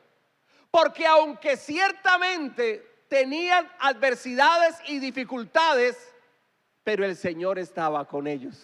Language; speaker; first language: Spanish; native; Spanish